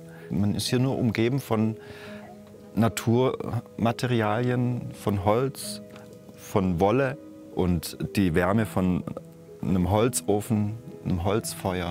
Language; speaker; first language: German; native; German